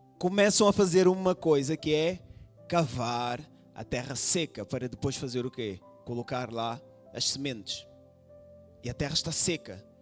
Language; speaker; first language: Portuguese; non-native, local second language; Kabuverdianu